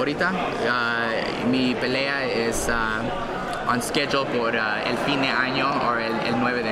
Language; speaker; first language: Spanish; early bilingual, heritage; English